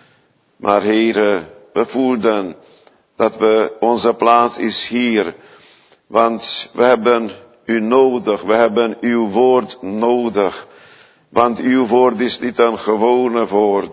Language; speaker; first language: Dutch; non-native, fluent; Hungarian